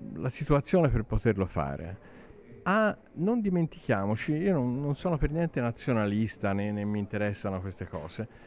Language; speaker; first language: Italian; native; Italian